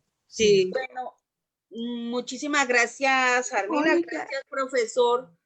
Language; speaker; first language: Spanish; native; Spanish